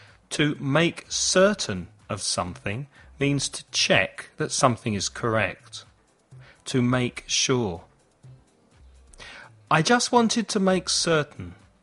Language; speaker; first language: English; native; English